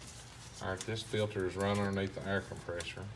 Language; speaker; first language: English; native; English